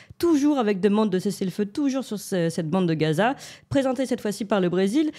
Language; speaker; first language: French; native; French